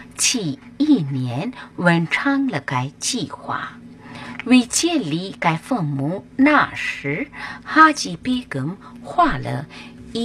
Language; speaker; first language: Chinese; non-native, fluent; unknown